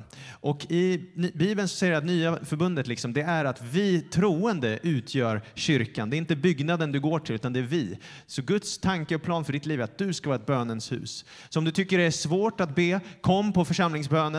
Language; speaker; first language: Swedish; native; Swedish